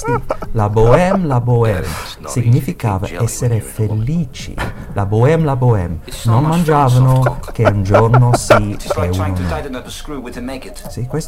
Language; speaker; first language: Italian; non-native, learner; English